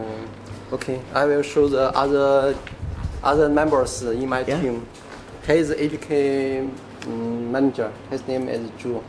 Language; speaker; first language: English; non-native, learner; Chinese